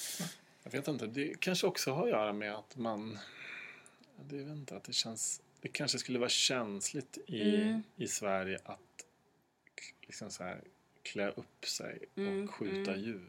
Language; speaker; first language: Swedish; native; Swedish